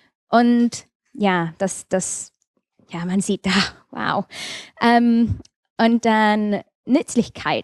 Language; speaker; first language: German; non-native, fluent; English